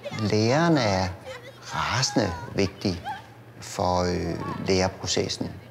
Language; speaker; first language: Danish; native; Danish